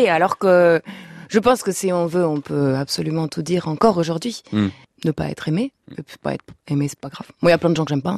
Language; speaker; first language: French; non-native, fluent; Lithuanian